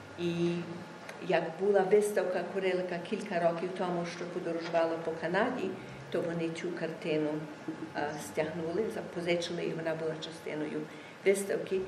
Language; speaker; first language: Ukrainian; early bilingual, heritage; Ukrainian